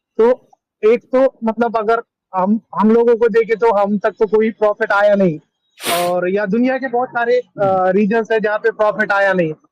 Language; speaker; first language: Hindi; non-native, local second language; Marathi